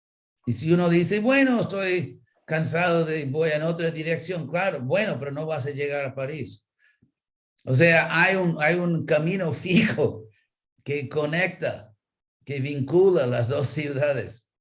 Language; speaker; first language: Spanish; non-native, fluent; English